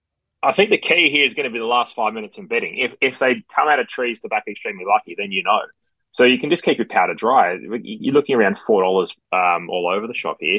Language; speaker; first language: English; native; English